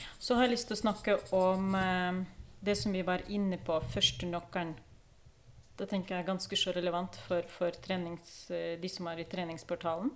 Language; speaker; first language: Norwegian; non-native, fluent; Ukrainian